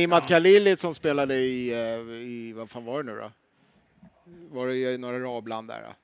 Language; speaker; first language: Swedish; native; Swedish